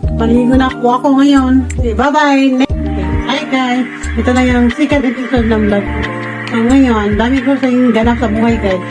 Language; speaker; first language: Filipino; non-native, local second language; Cebuano